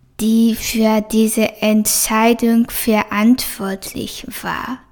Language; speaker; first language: German; non-native, fluent; Japanese